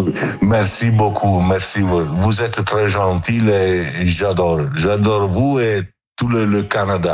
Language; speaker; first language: French; non-native, learner; Italian